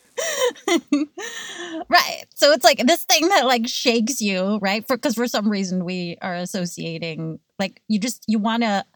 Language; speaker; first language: English; native; English